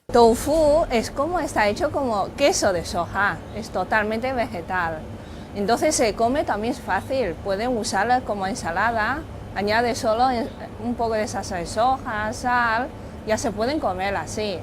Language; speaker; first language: Spanish; non-native, learner; Chinese